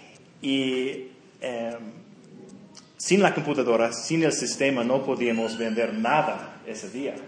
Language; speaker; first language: Spanish; non-native, fluent; English